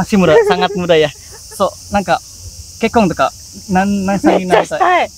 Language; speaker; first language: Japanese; non-native, fluent; Indonesian